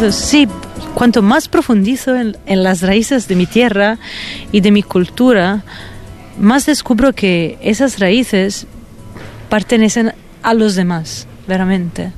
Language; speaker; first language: Spanish; non-native, fluent; Italian